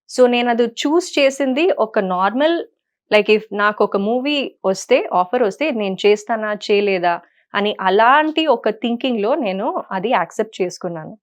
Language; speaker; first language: Telugu; non-native, fluent; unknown